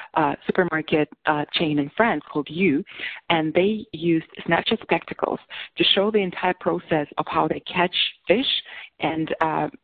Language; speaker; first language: English; non-native, fluent; Russian